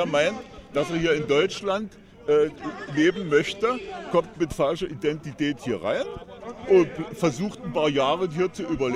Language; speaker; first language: German; native; German